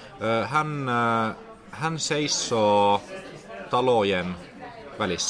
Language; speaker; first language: Finnish; non-native, learner; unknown